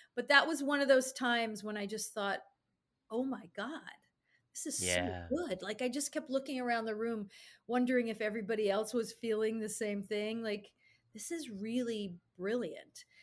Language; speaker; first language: English; native; English